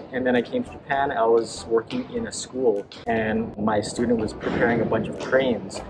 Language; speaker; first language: English; native; English